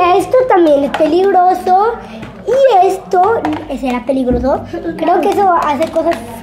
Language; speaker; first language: Spanish; native; Spanish